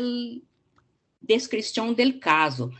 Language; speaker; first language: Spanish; non-native, learner; Portuguese